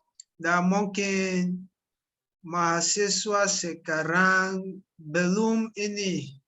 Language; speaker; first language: Indonesian; non-native, learner; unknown